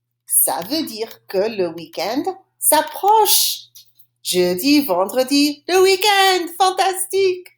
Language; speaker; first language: French; non-native, fluent; English